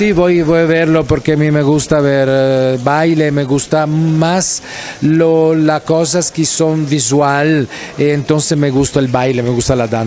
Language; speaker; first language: Spanish; non-native, fluent; Italian